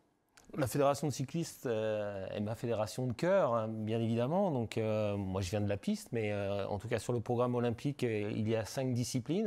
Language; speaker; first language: French; native; French